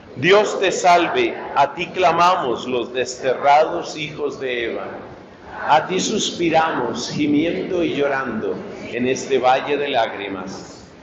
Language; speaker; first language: Spanish; native; Spanish